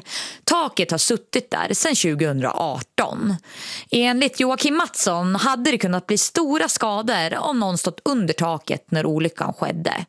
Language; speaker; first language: Swedish; native; Swedish